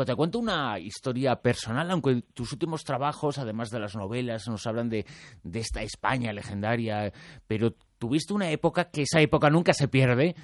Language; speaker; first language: Spanish; native; Spanish